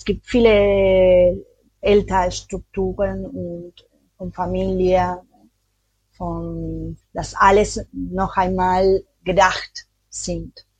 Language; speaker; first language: German; non-native, learner; Spanish